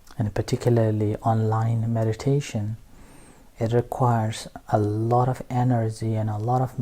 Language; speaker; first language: English; non-native, fluent; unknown